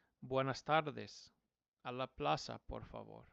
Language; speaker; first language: Spanish; non-native, fluent; English